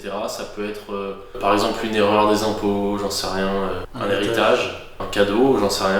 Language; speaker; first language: French; native; French